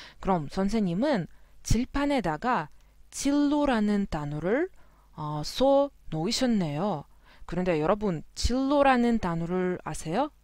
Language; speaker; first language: Korean; non-native, fluent; Russian